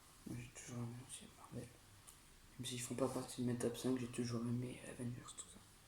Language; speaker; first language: French; native; French